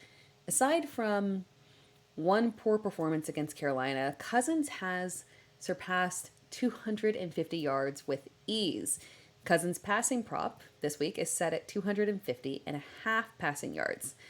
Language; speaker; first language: English; native; English